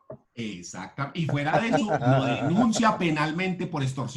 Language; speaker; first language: Spanish; native; Spanish